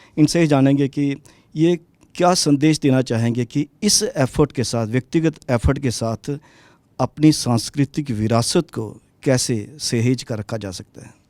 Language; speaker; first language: Hindi; non-native, local second language; Dogri